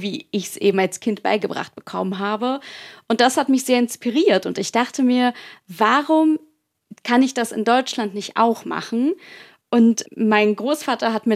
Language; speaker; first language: German; native; German